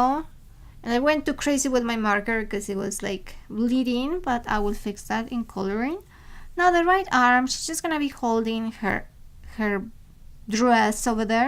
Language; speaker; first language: English; non-native, fluent; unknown